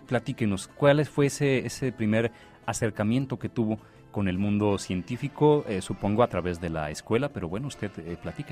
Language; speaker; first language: Spanish; native; Spanish